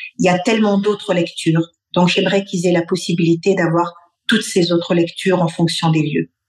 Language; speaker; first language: French; non-native, local second language; Bambara